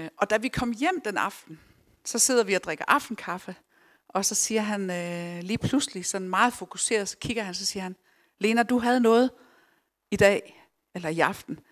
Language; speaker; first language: Danish; early bilingual, other home language; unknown